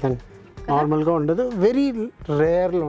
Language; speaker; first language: Telugu; native; Telugu